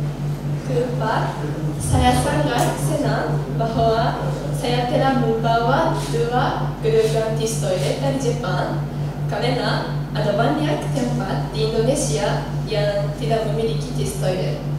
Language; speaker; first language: Indonesian; non-native, learner; Japanese